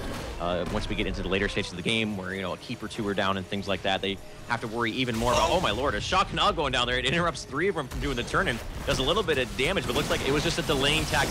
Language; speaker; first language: English; native; English